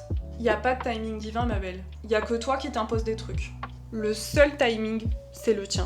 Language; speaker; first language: French; native; French